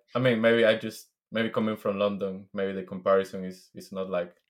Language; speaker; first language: English; non-native, fluent; Spanish